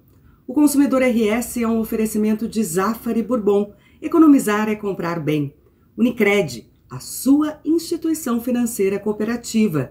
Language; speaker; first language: Portuguese; native; Portuguese